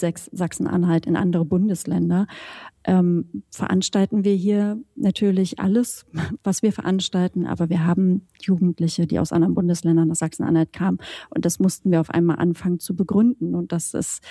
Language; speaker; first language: German; native; German